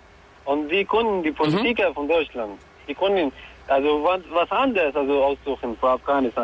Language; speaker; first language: German; non-native, learner; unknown